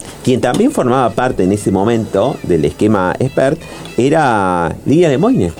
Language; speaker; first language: Spanish; native; Spanish